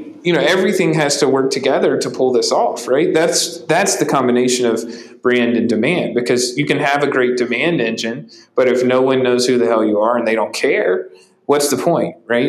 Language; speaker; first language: English; native; English